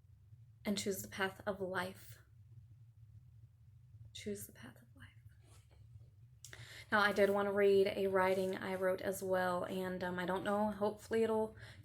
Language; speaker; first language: English; native; English